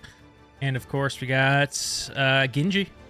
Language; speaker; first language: English; native; English